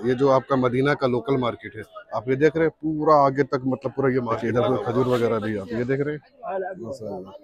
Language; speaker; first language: Hindi; native; Hindi